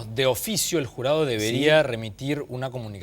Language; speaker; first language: Spanish; native; Spanish